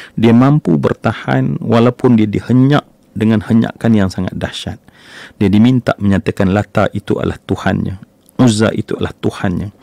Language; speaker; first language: Malay; native; Malay